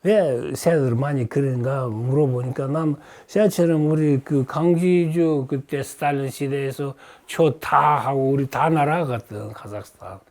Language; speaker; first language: Korean; early bilingual, heritage; Russian